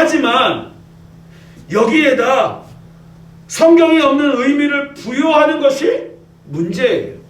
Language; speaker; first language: Korean; native; Korean